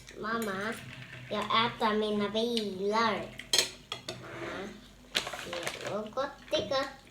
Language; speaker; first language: Swedish; early bilingual, other home language; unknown